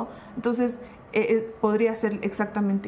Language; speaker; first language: Spanish; native; Spanish